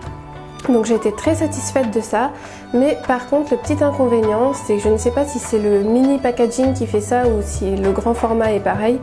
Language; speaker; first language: French; native; French